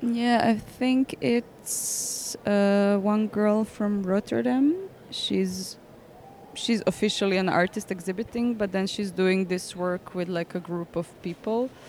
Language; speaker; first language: English; non-native, fluent; Croatian